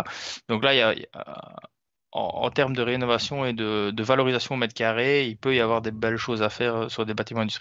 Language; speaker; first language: French; native; French